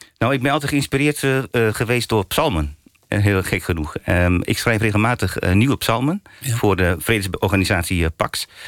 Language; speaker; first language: Dutch; early bilingual, other home language; Turkish